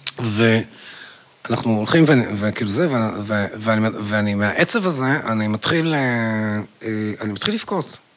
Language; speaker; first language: Hebrew; native; Hebrew